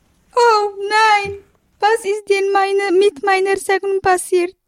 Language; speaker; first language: German; non-native, learner; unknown